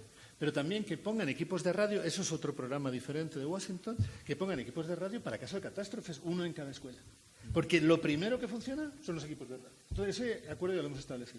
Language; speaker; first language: Spanish; native; Spanish